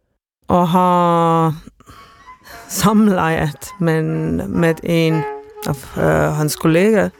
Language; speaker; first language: Danish; non-native, fluent; Estonian